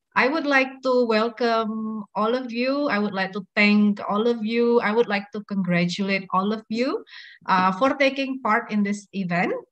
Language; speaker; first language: English; non-native, fluent; Indonesian